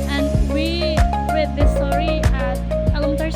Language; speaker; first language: English; non-native, learner; Indonesian